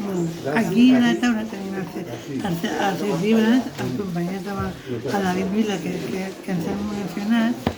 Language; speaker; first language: Catalan; non-native, local second language; Spanish